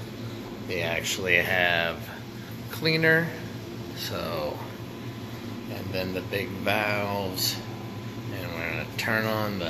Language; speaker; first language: English; native; English